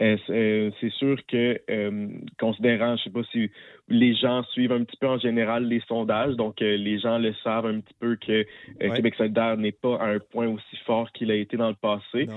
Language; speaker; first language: French; native; French